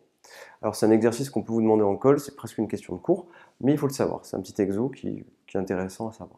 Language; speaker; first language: French; native; French